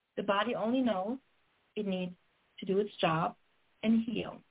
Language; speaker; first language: English; non-native, fluent; German